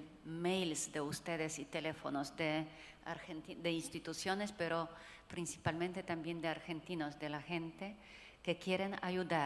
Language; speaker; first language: Spanish; non-native, fluent; Polish